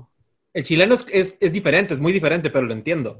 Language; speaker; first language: Spanish; native; Spanish